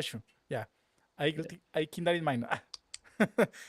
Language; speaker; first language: English; non-native, learner; Spanish